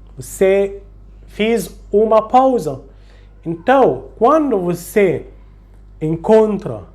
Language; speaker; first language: Portuguese; non-native, fluent; Arabic